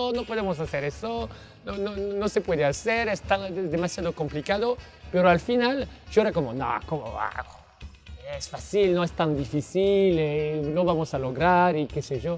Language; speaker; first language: Spanish; non-native, fluent; French